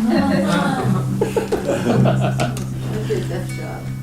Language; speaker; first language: English; native; English